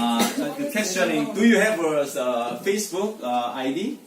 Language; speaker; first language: English; non-native, learner; Korean